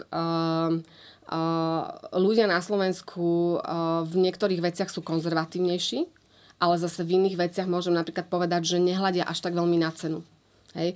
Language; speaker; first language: Slovak; native; Slovak